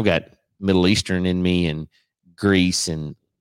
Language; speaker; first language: English; native; English